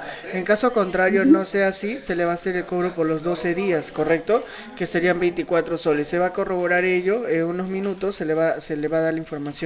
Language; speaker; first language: Spanish; native; Spanish